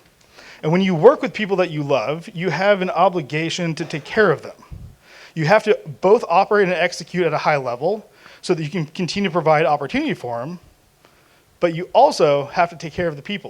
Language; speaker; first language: English; native; English